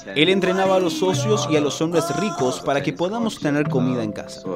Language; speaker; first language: Spanish; non-native, fluent; Rundi